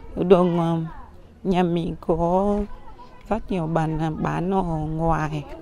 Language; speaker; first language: Vietnamese; non-native, learner; Portuguese